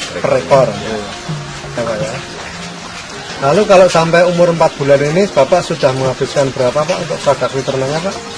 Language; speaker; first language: Indonesian; native; Indonesian